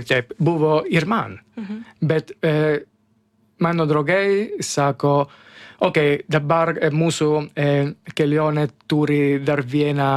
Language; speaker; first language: Lithuanian; non-native, learner; Italian